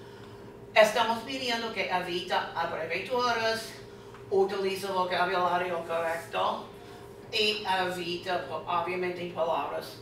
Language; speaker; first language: Spanish; non-native, fluent; English